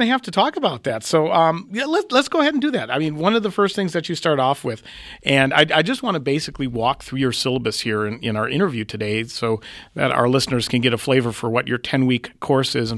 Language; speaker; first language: English; native; English